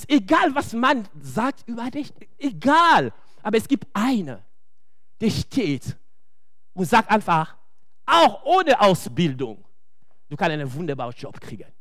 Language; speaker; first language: German; non-native, fluent; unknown